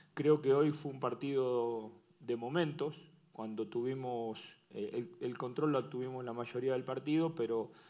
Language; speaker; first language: Spanish; native; Spanish